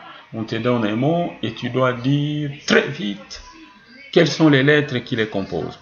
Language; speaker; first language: French; non-native, local second language; Swahili